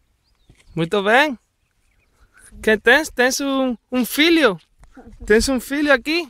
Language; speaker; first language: Portuguese; non-native, learner; Spanish